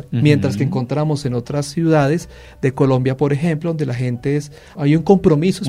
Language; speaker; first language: Spanish; native; Spanish